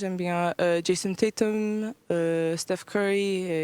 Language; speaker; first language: French; early bilingual, heritage; English